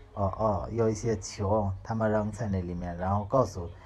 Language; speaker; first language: Chinese; non-native, learner; Hindi